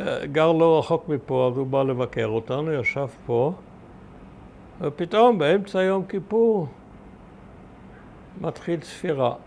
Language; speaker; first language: Hebrew; early bilingual, other home language; German